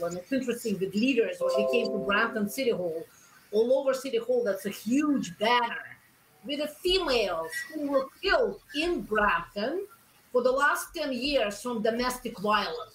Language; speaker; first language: English; non-native, fluent; Russian